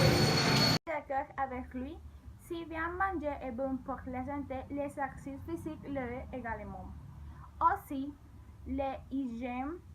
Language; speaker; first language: French; non-native, learner; Spanish